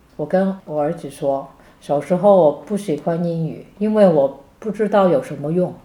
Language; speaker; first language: Chinese; non-native, local second language; Cantonese